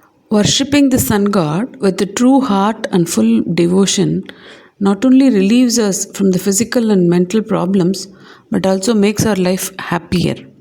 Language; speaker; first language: English; non-native, local second language; Tamil